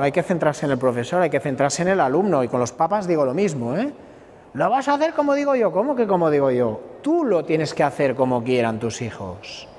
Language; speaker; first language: Spanish; non-native, local second language; Catalan